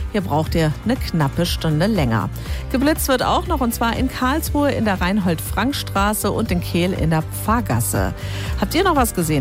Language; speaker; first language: German; native; German